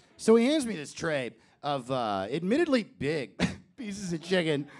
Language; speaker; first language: English; native; English